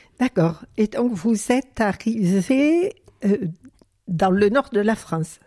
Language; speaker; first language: French; native; French